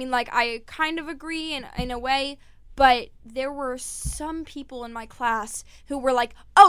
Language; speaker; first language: English; native; English